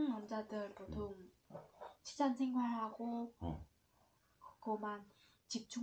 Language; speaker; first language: Korean; non-native, learner; Vietnamese